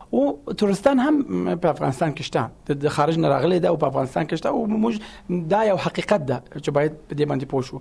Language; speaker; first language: Pashto; non-native, local second language; Persian